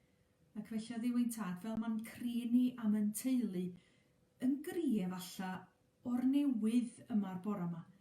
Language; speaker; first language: Welsh; native; Welsh